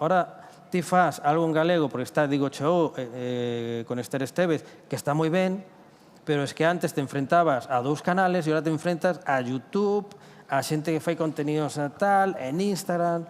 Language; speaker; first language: Spanish; native; Spanish